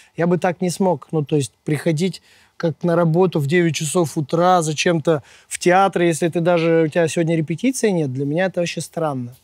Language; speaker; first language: Russian; native; Russian